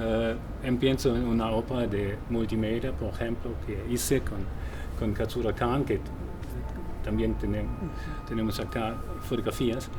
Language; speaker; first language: Spanish; non-native, fluent; German